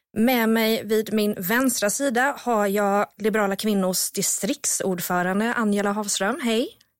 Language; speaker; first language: Swedish; native; Swedish